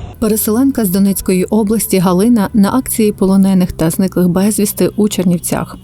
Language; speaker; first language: Ukrainian; native; Ukrainian